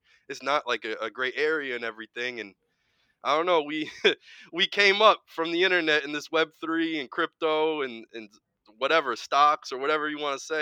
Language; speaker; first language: English; native; English